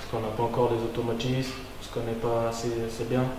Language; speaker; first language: French; native; French